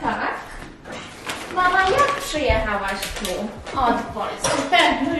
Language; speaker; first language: Polish; early bilingual, heritage; English